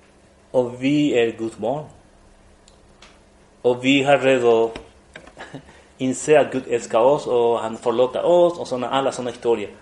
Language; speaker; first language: Swedish; non-native, fluent; Spanish